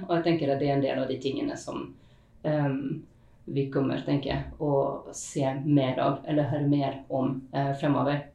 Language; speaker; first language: Norwegian; non-native, fluent; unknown